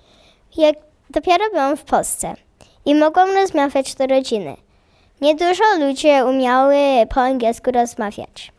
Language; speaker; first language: Polish; early bilingual, heritage; Polish